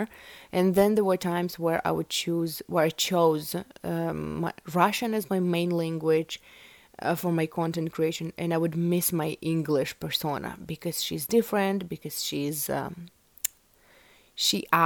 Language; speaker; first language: English; non-native, fluent; Russian